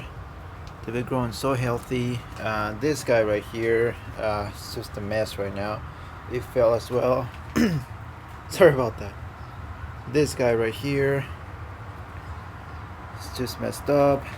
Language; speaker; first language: English; non-native, fluent; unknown